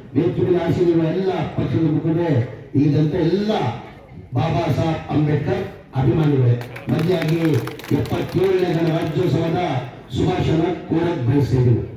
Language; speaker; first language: Kannada; non-native, local second language; Urdu